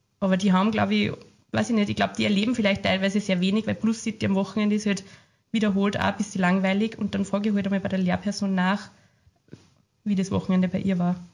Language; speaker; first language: German; native; German